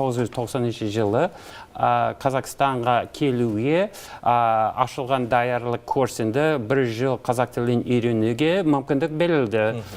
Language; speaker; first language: Kazakh; non-native, learner; English